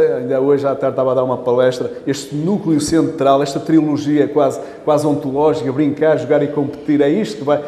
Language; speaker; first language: Portuguese; native; Portuguese